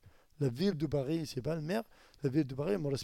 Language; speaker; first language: French; non-native, learner; Arabic